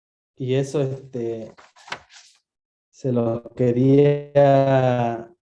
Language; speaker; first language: Spanish; native; Spanish